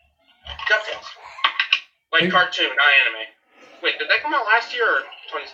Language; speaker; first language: English; native; English